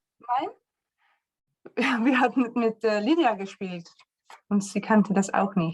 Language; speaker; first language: German; non-native, learner; Dutch